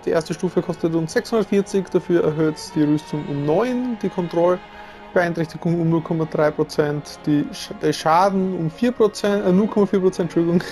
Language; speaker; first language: German; native; German